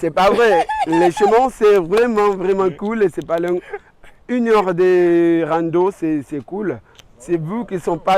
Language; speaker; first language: French; non-native, fluent; Kabuverdianu